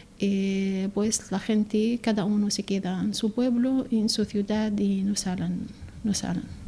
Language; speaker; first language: Spanish; non-native, learner; Arabic